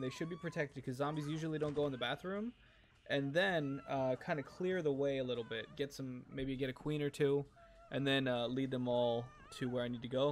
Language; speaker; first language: English; native; English